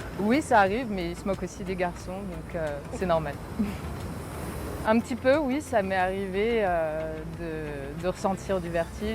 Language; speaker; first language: French; native; French